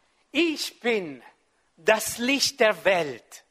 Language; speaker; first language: German; non-native, fluent; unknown